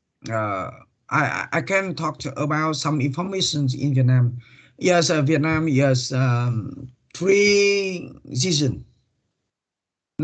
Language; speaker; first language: English; non-native, learner; Vietnamese